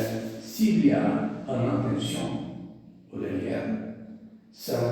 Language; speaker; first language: French; non-native, learner; Portuguese